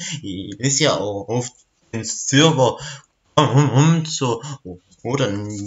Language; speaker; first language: German; native; German